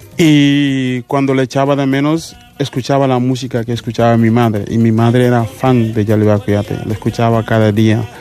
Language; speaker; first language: Spanish; non-native, fluent; Mandingo